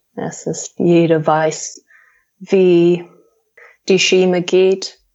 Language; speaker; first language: German; non-native, fluent; English